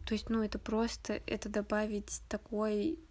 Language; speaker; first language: Russian; native; Russian